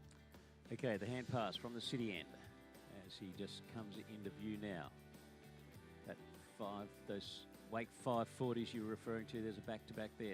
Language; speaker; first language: English; native; English